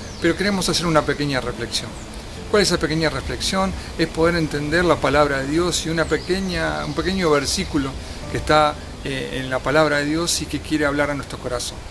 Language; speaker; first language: Spanish; native; Spanish